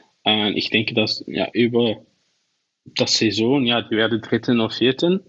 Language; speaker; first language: German; non-native, learner; Dutch